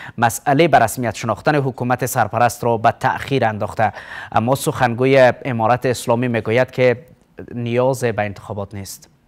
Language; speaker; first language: Persian; native; Persian